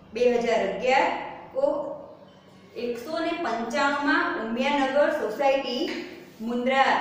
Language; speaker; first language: Hindi; non-native, local second language; Gujarati